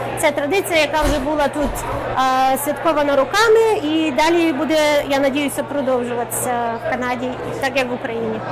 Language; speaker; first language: Ukrainian; early bilingual, heritage; Ukrainian